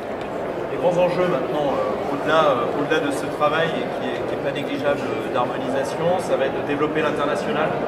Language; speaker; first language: French; native; French